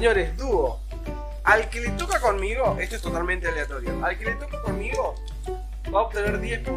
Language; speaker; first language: Spanish; native; Spanish